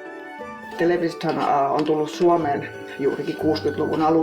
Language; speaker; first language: Finnish; native; Finnish